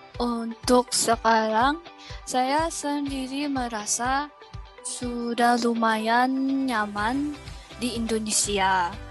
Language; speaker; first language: Indonesian; non-native, learner; Chinese